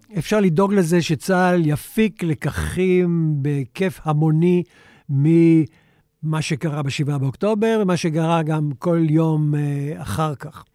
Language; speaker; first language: Hebrew; native; Hebrew